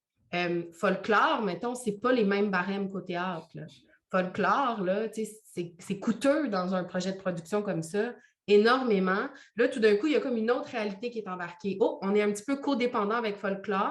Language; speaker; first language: French; native; French